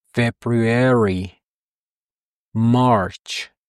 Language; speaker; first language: English; non-native, fluent; Persian